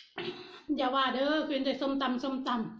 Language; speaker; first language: Thai; non-native, local second language; Northeastern Thai